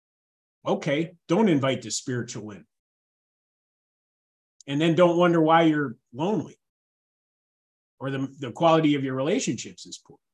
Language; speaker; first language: English; native; English